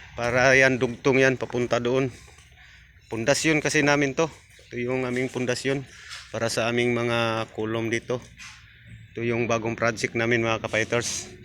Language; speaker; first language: Filipino; non-native, local second language; Cebuano